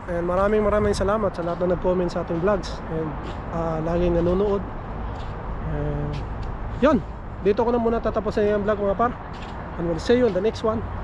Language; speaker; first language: Filipino; non-native, local second language; Cebuano